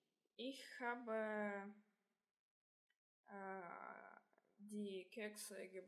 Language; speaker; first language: German; non-native, learner; Russian